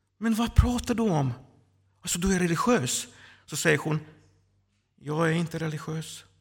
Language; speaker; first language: Swedish; non-native, fluent; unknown